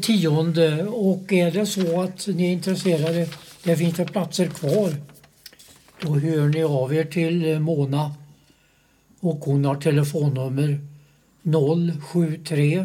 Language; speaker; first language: Swedish; native; Swedish